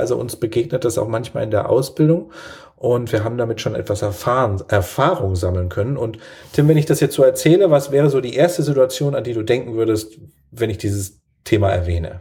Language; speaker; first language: German; native; German